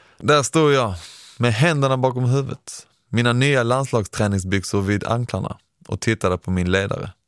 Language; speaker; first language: Swedish; early bilingual, other home language; Persian